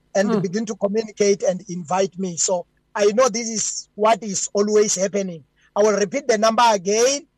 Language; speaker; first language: English; non-native, local second language; Venda